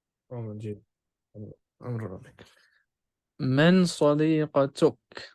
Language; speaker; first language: Arabic; non-native, learner; Urdu